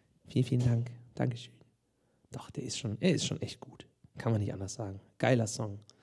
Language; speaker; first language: German; native; German